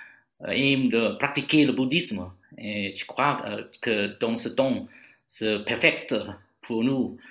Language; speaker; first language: French; non-native, learner; Vietnamese